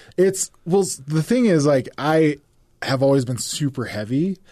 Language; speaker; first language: English; native; English